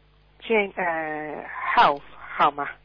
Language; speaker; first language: Chinese; early bilingual, heritage; Chinese